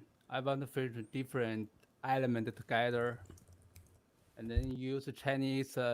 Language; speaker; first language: English; non-native, learner; Chinese